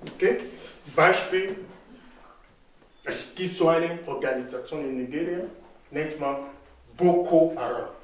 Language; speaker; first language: German; non-native, fluent; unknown